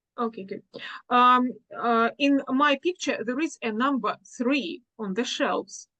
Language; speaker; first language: English; non-native, fluent; Russian